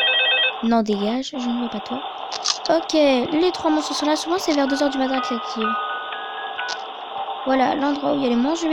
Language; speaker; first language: French; native; French